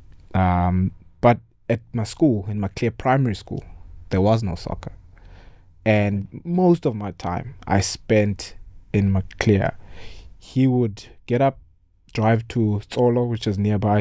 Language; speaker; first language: English; non-native, local second language; Xhosa